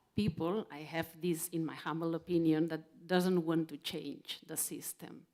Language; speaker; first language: English; non-native, fluent; Catalan